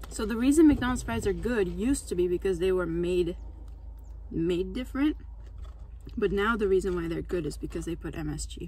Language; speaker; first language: English; non-native, fluent; Turkish